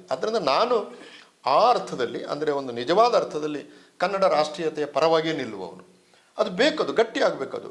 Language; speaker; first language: Kannada; native; Kannada